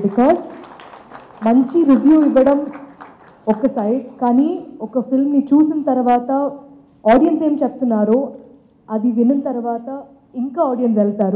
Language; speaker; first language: Telugu; non-native, local second language; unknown